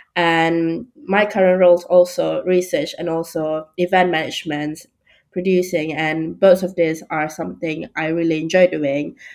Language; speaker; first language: English; non-native, local second language; Malay